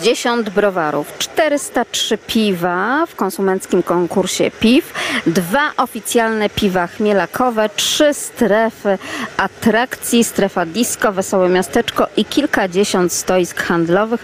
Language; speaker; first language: Polish; native; Polish